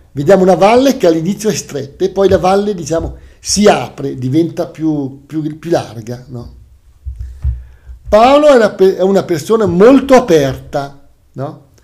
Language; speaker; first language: Italian; native; Italian